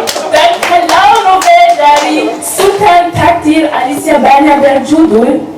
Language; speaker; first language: Indonesian; non-native, learner; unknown